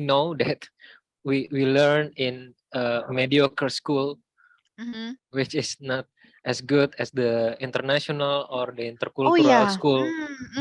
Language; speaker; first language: English; non-native, learner; Indonesian